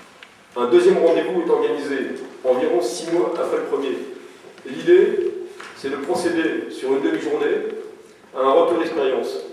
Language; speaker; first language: French; native; French